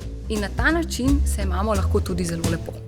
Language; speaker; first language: Slovenian; native; Slovenian